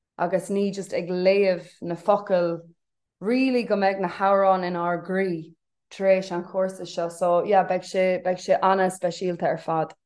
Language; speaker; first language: Irish; non-native, local second language; English